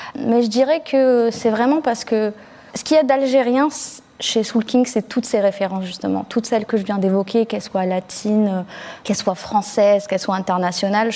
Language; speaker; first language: French; early bilingual, other home language; Arabic